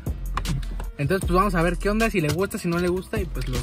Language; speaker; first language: Spanish; native; Spanish